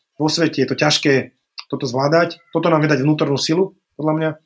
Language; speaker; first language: Slovak; non-native, local second language; Hungarian